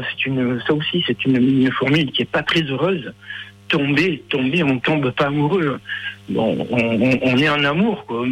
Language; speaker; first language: French; native; French